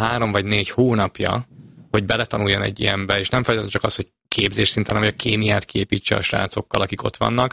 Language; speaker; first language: Hungarian; native; Hungarian